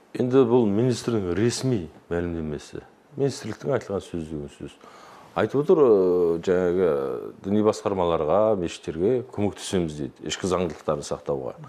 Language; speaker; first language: Kazakh; native; Kazakh